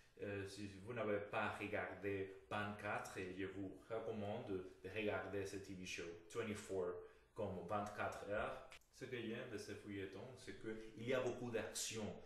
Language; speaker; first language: French; non-native, fluent; Spanish